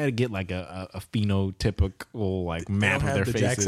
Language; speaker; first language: English; native; English